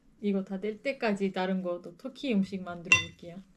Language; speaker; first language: Korean; non-native, learner; Turkish